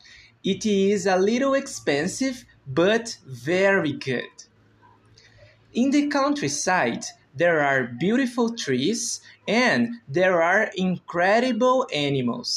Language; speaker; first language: English; non-native, learner; Portuguese